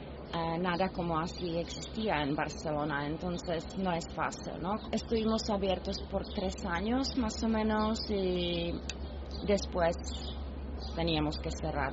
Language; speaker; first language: Spanish; non-native, fluent; Czech